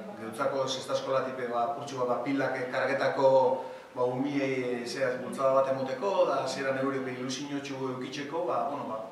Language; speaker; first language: Basque; native; Basque